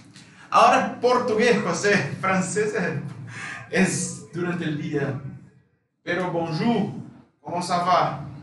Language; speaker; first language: Spanish; non-native, fluent; Portuguese